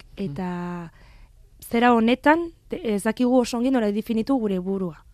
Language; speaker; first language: Basque; non-native, fluent; French